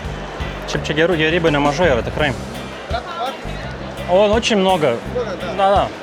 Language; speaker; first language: Russian; non-native, learner; Lithuanian